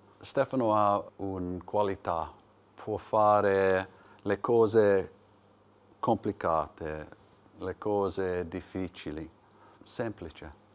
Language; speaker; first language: Italian; non-native, learner; English